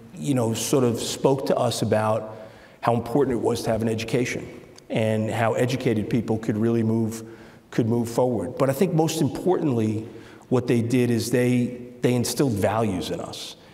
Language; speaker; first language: English; native; English